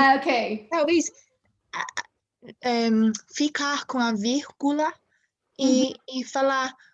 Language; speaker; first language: Portuguese; non-native, fluent; English